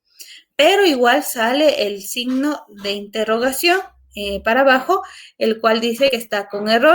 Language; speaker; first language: Spanish; native; Spanish